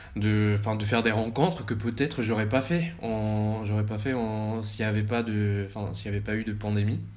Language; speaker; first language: French; early bilingual, heritage; Spanish